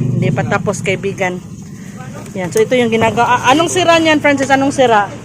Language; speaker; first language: Filipino; native; Filipino